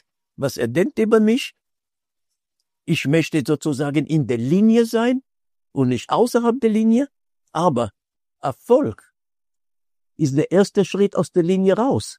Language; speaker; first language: German; non-native, fluent; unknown